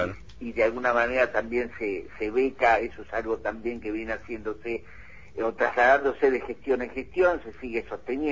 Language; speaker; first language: Spanish; native; Spanish